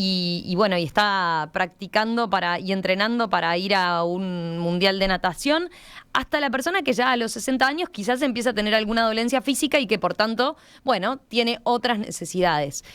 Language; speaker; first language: Spanish; native; Spanish